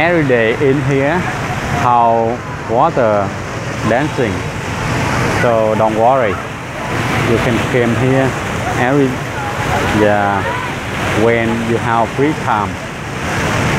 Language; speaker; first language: English; non-native, learner; Vietnamese